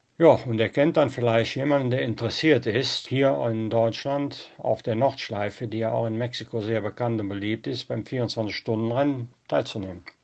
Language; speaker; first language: German; native; German